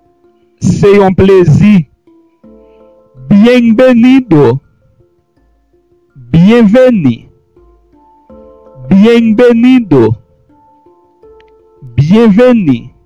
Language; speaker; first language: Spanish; non-native, fluent; Haitian Creole